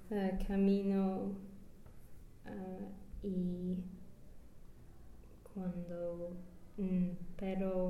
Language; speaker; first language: Spanish; non-native, learner; English